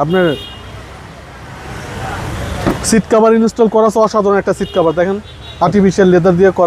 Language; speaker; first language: Bangla; native; Bangla